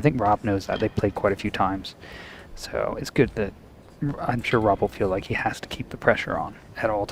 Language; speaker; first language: English; native; English